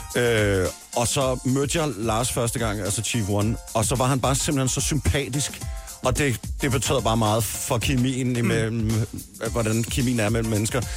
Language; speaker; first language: Danish; native; Danish